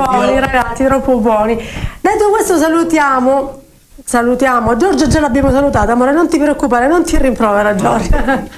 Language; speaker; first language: Italian; native; Italian